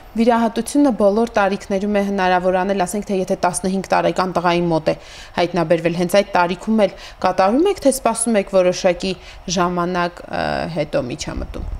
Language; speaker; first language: Armenian; native; Armenian